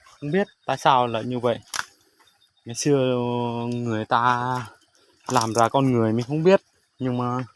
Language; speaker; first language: Vietnamese; non-native, local second language; Jarai